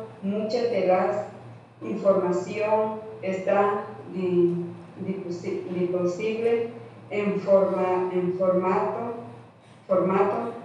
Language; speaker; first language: Spanish; non-native, local second language; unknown